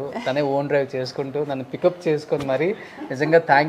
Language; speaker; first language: Telugu; native; Telugu